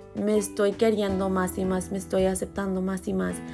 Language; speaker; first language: Spanish; early bilingual, other home language; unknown